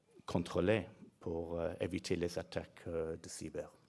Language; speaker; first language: French; non-native, fluent; English